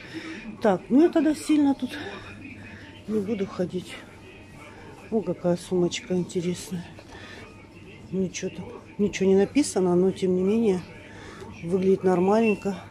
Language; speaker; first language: Russian; native; Russian